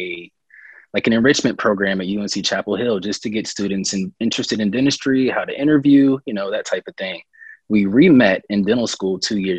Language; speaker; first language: English; native; English